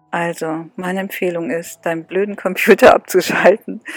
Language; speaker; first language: German; native; German